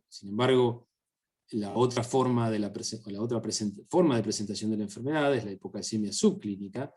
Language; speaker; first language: Spanish; native; Spanish